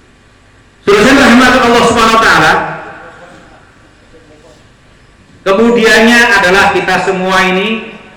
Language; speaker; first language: Indonesian; non-native, local second language; Javanese